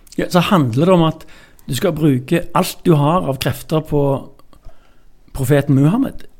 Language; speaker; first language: Norwegian; native; Norwegian